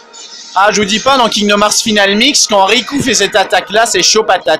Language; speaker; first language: French; native; French